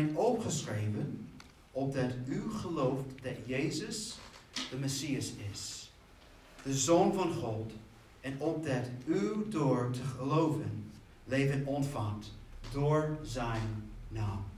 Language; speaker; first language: Dutch; non-native, fluent; English